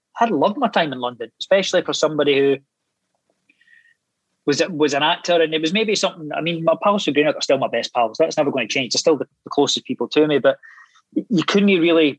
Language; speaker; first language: English; native; English